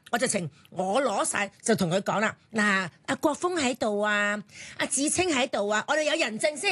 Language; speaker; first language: Cantonese; native; Cantonese